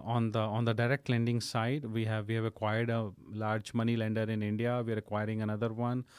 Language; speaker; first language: English; non-native, local second language; Punjabi